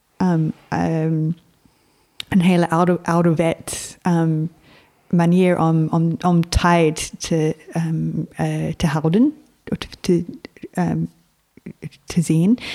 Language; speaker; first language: Dutch; non-native, fluent; English